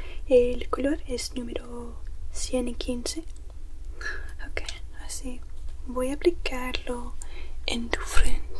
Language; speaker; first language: Spanish; non-native, learner; English